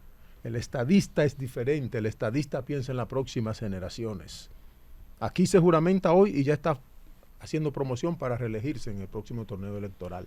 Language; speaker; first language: Spanish; native; Spanish